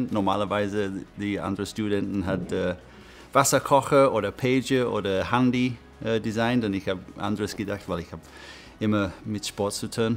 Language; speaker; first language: German; non-native, fluent; English